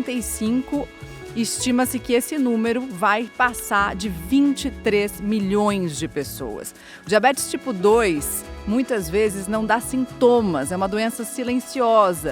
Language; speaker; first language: Portuguese; native; Portuguese